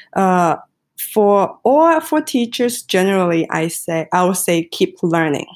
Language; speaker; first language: English; non-native, fluent; Chinese